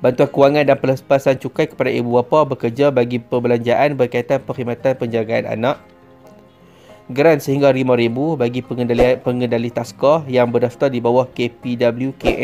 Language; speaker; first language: Malay; native; Malay